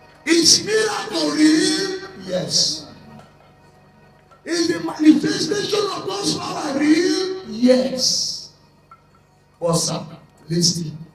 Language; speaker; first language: English; non-native, local second language; Igbo